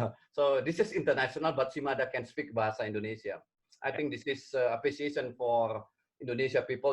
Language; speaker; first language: English; non-native, learner; Indonesian